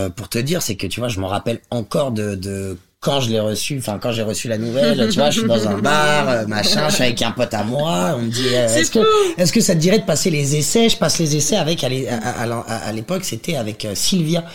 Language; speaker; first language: French; native; French